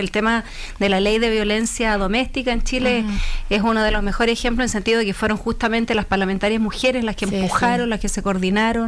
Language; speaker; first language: Spanish; native; Spanish